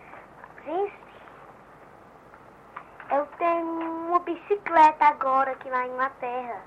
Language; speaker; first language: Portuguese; early bilingual, heritage; Portuguese